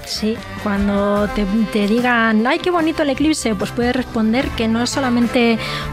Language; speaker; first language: Spanish; native; Spanish